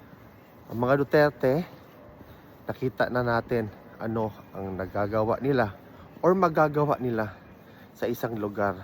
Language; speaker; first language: Filipino; native; Filipino